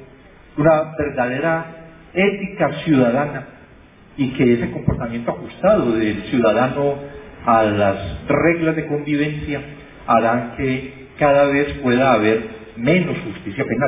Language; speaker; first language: Spanish; native; Spanish